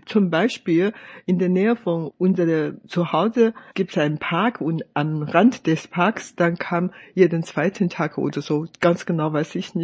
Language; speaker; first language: German; non-native, fluent; Chinese